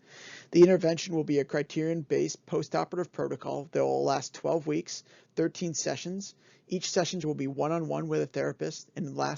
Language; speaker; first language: English; native; English